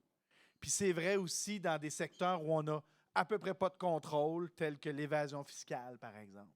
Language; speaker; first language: French; native; French